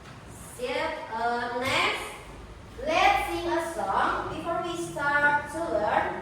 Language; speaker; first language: English; non-native, learner; Indonesian